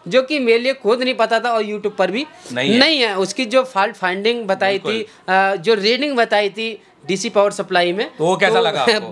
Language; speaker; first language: Hindi; native; Hindi